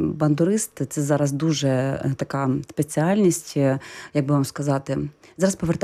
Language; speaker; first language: Ukrainian; native; Ukrainian